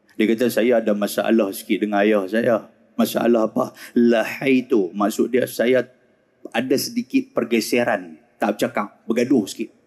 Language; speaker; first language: Malay; native; Malay